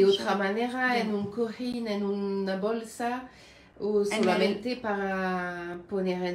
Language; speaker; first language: Spanish; non-native, learner; French